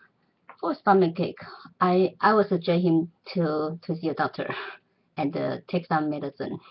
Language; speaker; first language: English; non-native, learner; Chinese